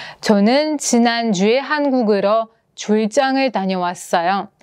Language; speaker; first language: Korean; non-native, fluent; Russian